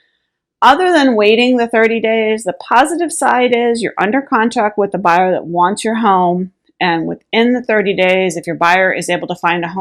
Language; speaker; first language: English; native; English